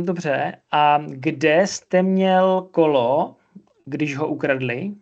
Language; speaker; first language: Czech; non-native, fluent; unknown